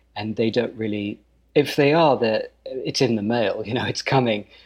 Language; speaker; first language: English; native; English